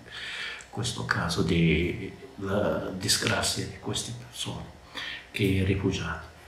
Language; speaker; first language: Italian; non-native, learner; Arabic